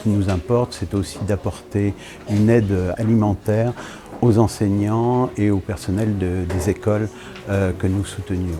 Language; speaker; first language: French; native; French